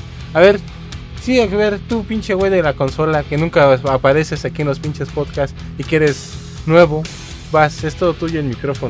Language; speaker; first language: Spanish; native; Spanish